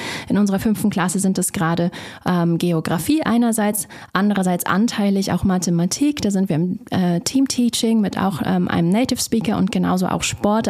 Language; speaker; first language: German; native; German